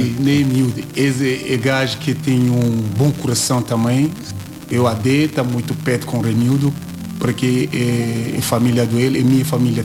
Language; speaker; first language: Portuguese; non-native, learner; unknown